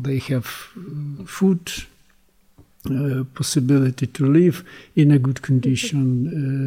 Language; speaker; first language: English; non-native, learner; Ukrainian